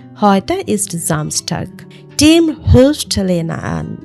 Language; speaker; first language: German; non-native, learner; Bangla